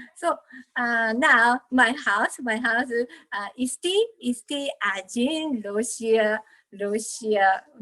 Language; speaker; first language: English; non-native, learner; Japanese